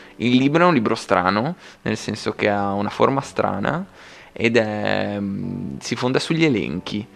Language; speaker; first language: Italian; native; Italian